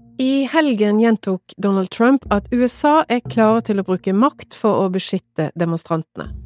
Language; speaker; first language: Norwegian; native; Norwegian